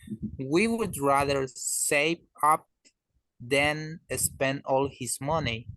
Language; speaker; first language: English; non-native, learner; Spanish